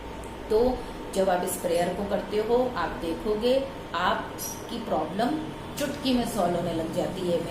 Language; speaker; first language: Hindi; native; Hindi